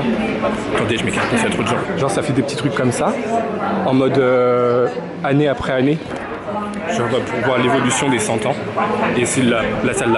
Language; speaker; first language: French; native; French